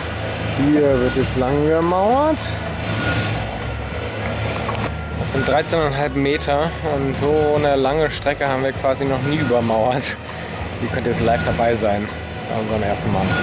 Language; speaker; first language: German; native; German